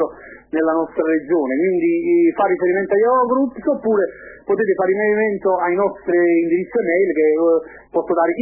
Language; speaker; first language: Italian; native; Italian